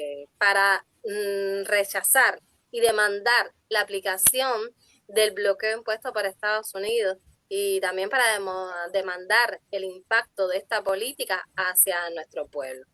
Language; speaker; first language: Spanish; native; Spanish